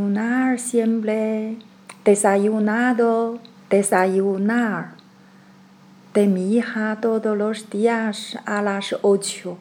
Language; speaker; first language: Spanish; non-native, learner; Chinese